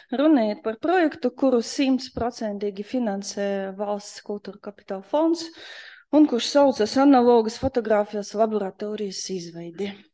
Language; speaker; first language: Latvian; non-native, local second language; Russian